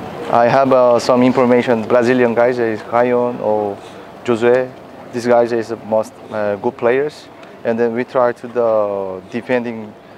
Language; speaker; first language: English; non-native, learner; Korean